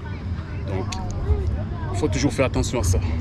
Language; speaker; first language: French; native; French